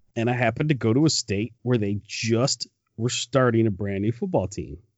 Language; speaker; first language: English; native; English